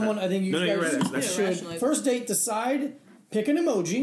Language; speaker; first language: English; early bilingual, other home language; Spanish